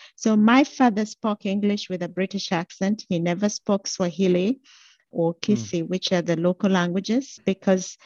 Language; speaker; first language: English; non-native, local second language; Gusii